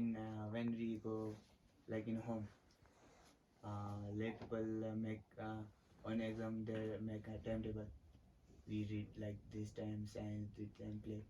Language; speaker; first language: English; non-native, learner; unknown